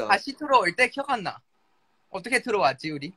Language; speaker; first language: Korean; non-native, fluent; Thai